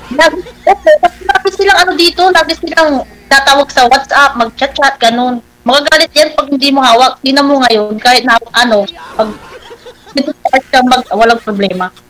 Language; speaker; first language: Filipino; non-native, local second language; Pangasinan